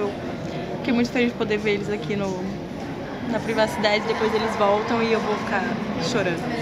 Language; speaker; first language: Portuguese; native; Portuguese